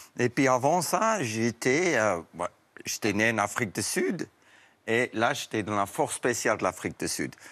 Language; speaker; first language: French; non-native, fluent; Afrikaans